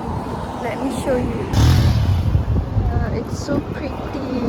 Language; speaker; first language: English; non-native, local second language; Malay